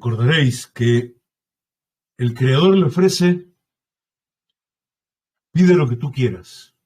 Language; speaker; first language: Spanish; native; Spanish